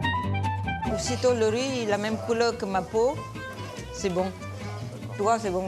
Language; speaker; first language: French; non-native, fluent; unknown